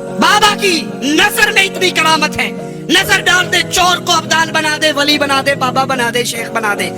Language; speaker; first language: Urdu; non-native, local second language; Punjabi